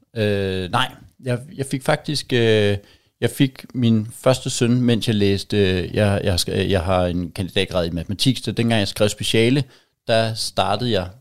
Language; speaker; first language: Danish; native; Danish